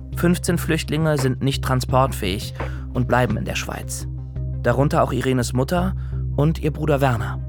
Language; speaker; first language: German; native; German